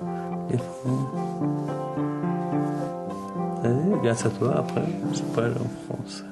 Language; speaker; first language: French; non-native, learner; Albanian